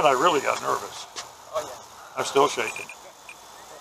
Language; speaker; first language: English; native; English